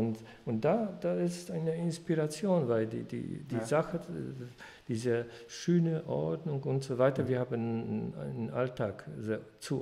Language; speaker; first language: German; non-native, fluent; Polish